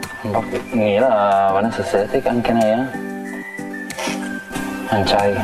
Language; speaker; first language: Vietnamese; non-native, learner; Swedish